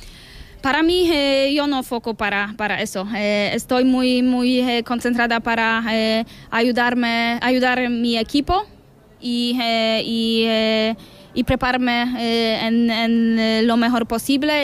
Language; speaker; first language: Spanish; non-native, learner; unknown